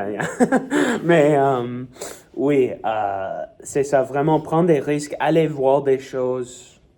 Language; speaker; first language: French; non-native, local second language; English